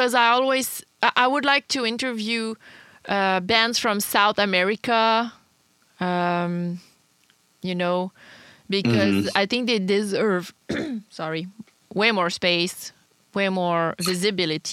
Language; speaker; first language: English; non-native, fluent; French